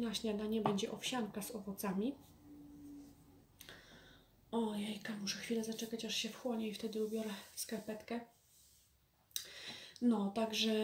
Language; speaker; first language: Polish; native; Polish